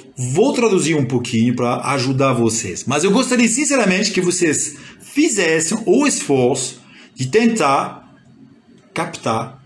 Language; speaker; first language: Portuguese; non-native, fluent; French